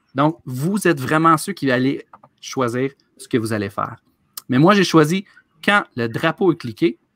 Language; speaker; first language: French; native; French